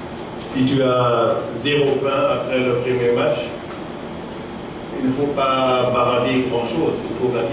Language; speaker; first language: French; non-native, fluent; German